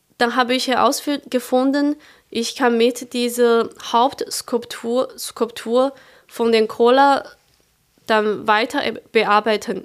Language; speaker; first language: German; non-native, fluent; Chinese